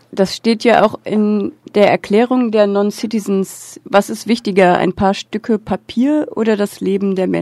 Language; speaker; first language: German; non-native, learner; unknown